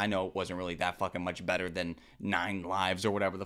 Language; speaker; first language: English; native; English